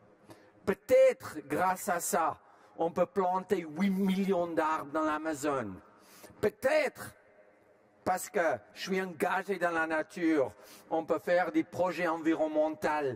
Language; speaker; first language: French; non-native, fluent; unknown